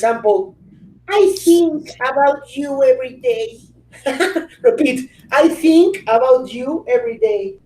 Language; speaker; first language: English; non-native, fluent; Spanish